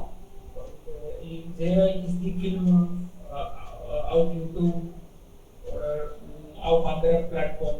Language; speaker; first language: German; non-native, learner; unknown